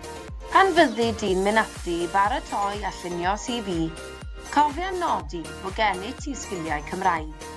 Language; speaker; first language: Welsh; native; Welsh